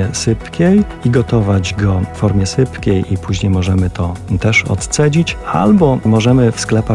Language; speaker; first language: Polish; native; Polish